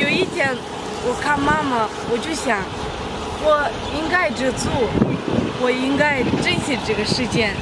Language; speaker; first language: Chinese; non-native, fluent; Kyrgyz